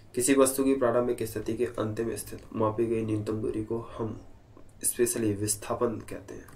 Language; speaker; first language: Hindi; native; Hindi